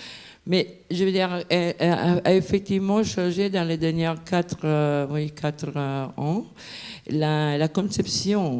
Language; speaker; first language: French; non-native, fluent; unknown